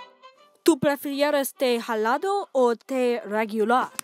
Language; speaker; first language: Spanish; non-native, learner; English